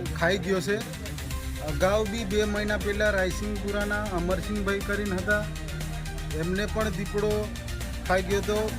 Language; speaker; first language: Gujarati; non-native, local second language; Rathawi